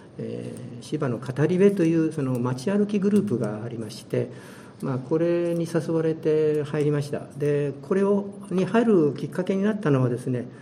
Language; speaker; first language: Japanese; native; Japanese